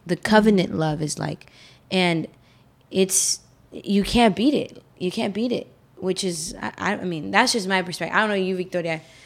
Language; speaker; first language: English; early bilingual, other home language; Spanish